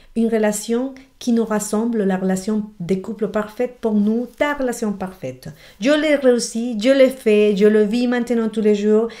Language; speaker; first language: French; non-native, fluent; Spanish